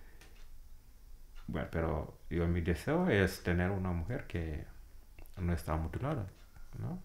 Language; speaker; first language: Spanish; non-native, fluent; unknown